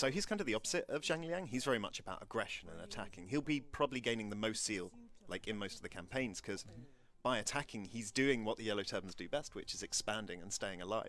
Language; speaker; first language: English; native; English